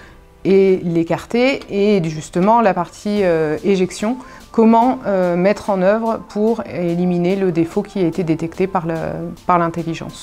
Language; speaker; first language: French; native; French